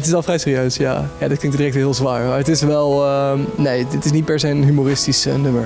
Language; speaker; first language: Dutch; native; Dutch